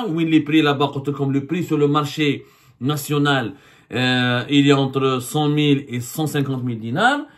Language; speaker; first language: French; non-native, local second language; Arabic